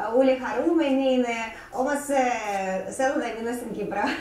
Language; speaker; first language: Greek; non-native, learner; Russian